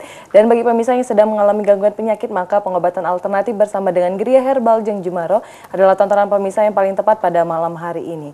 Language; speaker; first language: Indonesian; native; Indonesian